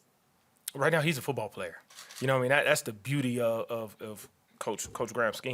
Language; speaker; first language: English; native; English